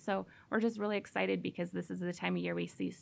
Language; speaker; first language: English; native; English